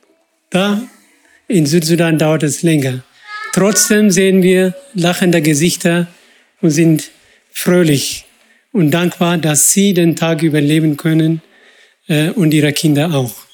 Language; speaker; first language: German; non-native, fluent; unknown